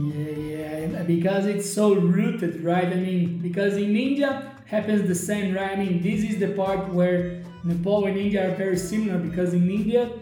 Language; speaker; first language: English; non-native, fluent; Portuguese